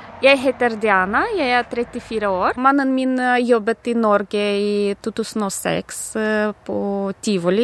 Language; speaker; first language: Norwegian; non-native, fluent; Romanian